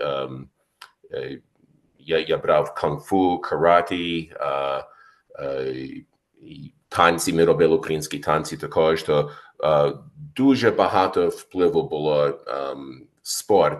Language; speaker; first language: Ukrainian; early bilingual, heritage; Ukrainian